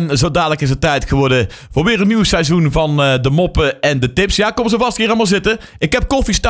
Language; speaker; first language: Dutch; native; Dutch